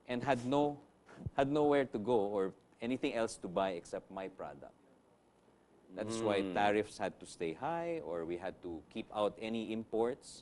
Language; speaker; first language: English; non-native, local second language; Filipino